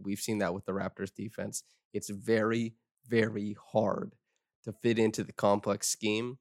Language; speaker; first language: English; native; English